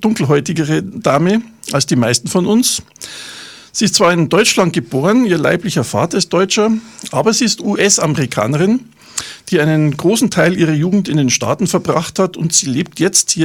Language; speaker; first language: German; native; German